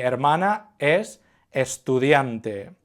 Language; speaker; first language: Spanish; non-native, fluent; English